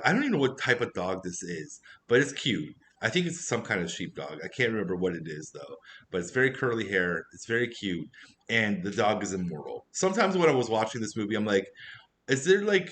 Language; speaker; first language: English; native; English